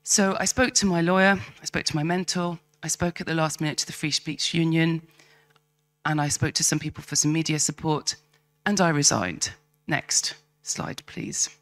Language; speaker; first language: English; native; English